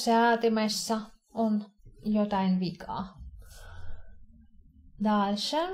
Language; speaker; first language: Finnish; non-native, fluent; Russian